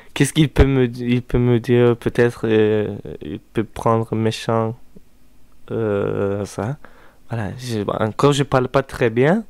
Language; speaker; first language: French; non-native, fluent; Turkish